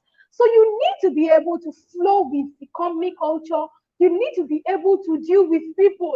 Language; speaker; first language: English; non-native, local second language; Yoruba